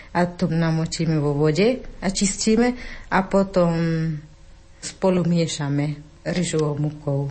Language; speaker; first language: Slovak; non-native, learner; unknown